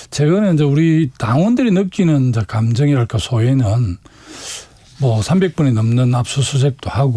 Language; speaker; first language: Korean; native; Korean